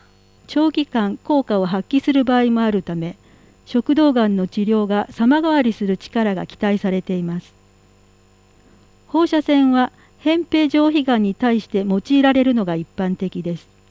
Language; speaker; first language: Japanese; native; Japanese